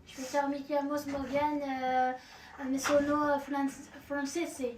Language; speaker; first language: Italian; non-native, learner; French